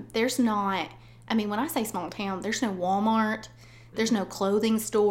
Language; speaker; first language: English; native; English